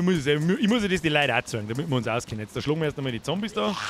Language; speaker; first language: German; native; German